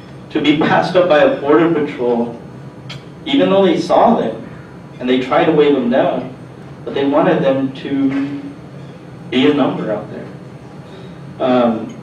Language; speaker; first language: English; early bilingual, other home language; Spanish